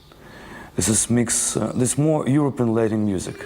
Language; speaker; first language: English; non-native, learner; Russian